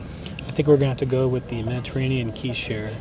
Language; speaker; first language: English; native; English